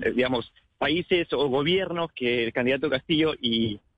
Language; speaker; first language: Spanish; native; Spanish